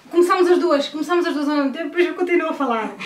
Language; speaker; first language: Portuguese; native; Portuguese